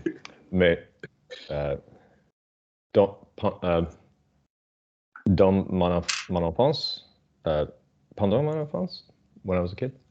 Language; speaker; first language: French; non-native, learner; English